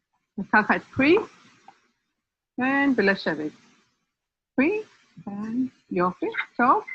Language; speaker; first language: Hebrew; non-native, fluent; English